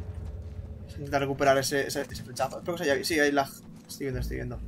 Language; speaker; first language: Spanish; native; Spanish